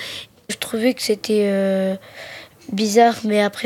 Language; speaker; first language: French; early bilingual, other home language; Arabic